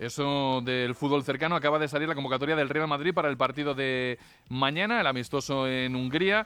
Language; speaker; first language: Spanish; native; Spanish